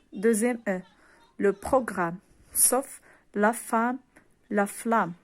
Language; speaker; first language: French; non-native, local second language; Arabic